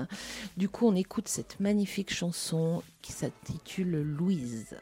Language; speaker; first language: French; native; French